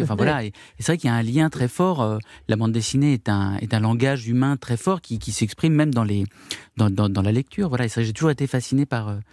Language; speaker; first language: French; early bilingual, other home language; Arabic